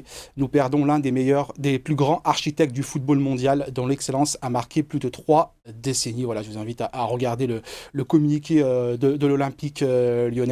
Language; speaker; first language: French; native; French